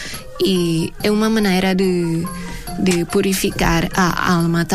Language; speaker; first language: Portuguese; non-native, fluent; Thai